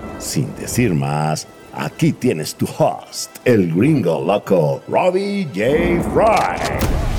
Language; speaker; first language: Spanish; non-native, fluent; English